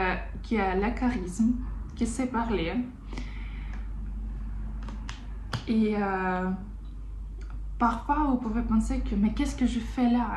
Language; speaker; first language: French; non-native, fluent; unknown